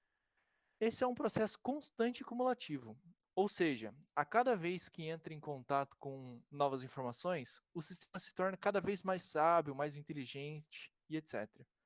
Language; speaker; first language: Portuguese; native; Portuguese